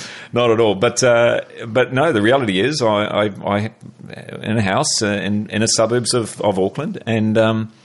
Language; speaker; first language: English; native; English